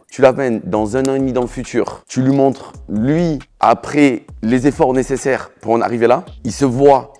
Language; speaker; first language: French; native; French